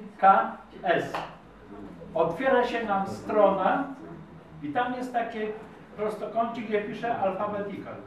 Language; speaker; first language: Polish; native; Polish